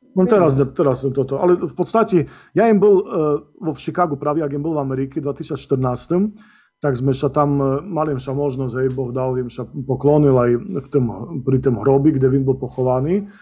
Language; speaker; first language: Slovak; non-native, local second language; Rusyn